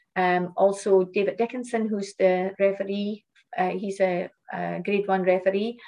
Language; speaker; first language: English; native; English